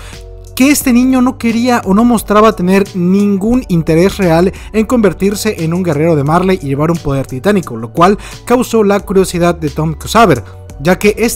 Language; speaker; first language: Spanish; native; Spanish